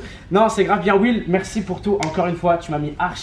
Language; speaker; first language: French; native; French